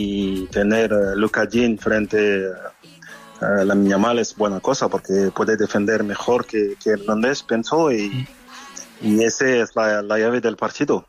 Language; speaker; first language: Spanish; non-native, fluent; French